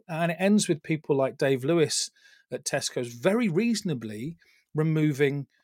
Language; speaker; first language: English; native; English